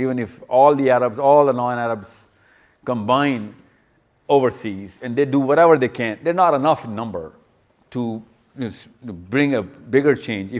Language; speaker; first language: English; non-native, local second language; Urdu